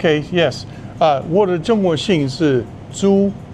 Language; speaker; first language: Chinese; non-native, fluent; English